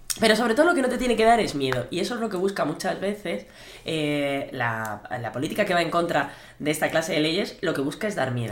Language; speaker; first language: Spanish; native; Spanish